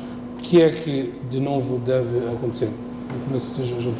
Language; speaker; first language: Portuguese; native; Portuguese